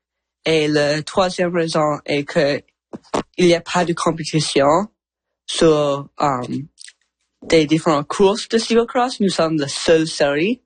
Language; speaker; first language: French; non-native, learner; English